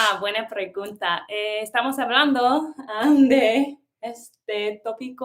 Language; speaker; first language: Spanish; non-native, learner; English